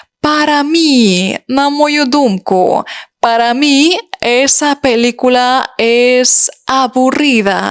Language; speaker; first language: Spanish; non-native, fluent; Ukrainian